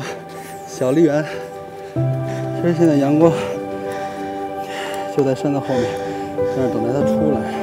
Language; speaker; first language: Chinese; native; Chinese